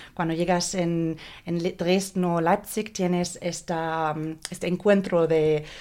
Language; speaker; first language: Spanish; non-native, fluent; German